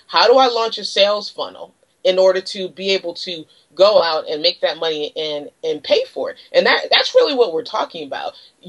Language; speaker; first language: English; native; English